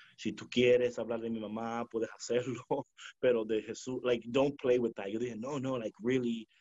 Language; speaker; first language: Spanish; early bilingual, heritage; Spanish